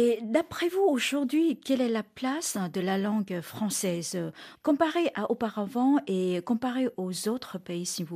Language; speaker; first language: French; non-native, fluent; Vietnamese